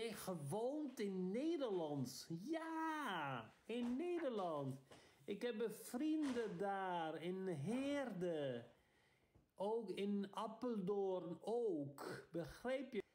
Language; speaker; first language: Dutch; non-native, learner; Italian